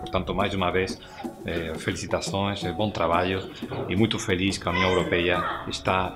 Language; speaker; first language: Portuguese; non-native, fluent; Spanish